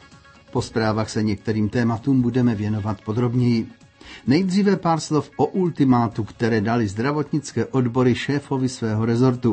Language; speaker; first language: Czech; native; Czech